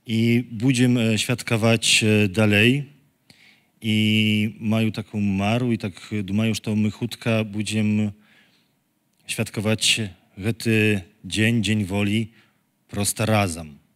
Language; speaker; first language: Polish; non-native, local second language; Belarusian